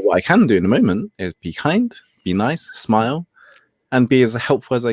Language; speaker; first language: English; native; English